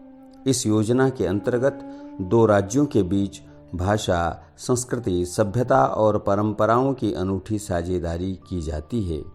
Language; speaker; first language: Hindi; native; Hindi